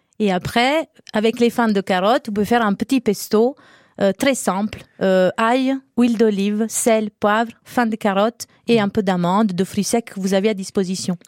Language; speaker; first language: French; non-native, fluent; Italian